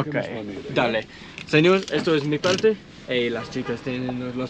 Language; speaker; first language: Spanish; non-native, learner; English